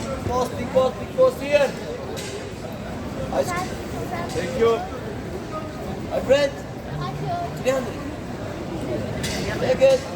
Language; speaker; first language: English; non-native, learner; Turkish